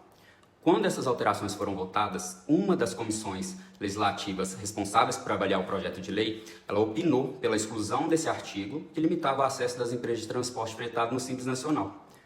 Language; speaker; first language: Portuguese; native; Portuguese